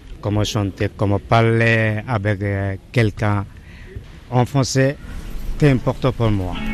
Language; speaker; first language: French; non-native, learner; Bangla